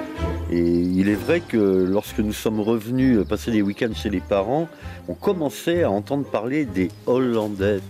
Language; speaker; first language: French; native; French